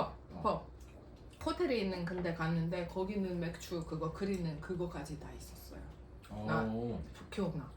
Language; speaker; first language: Korean; non-native, fluent; Russian